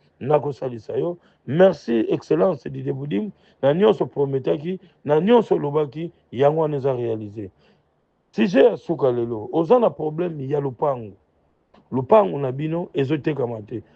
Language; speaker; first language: Lingala; non-native, local second language; Kongo